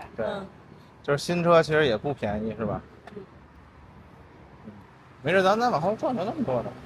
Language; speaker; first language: Chinese; native; Chinese